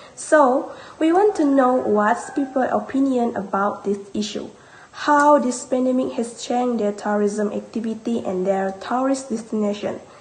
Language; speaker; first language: English; non-native, local second language; Malay